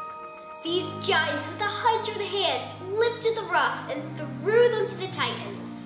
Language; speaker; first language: English; native; English